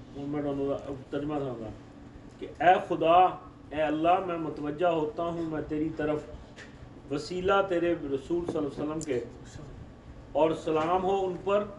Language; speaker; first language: Urdu; non-native, local second language; Punjabi